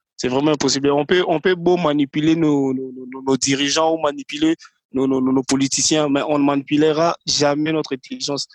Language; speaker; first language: French; non-native, local second language; Lingala